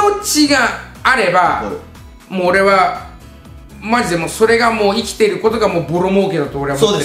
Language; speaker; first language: Japanese; native; Japanese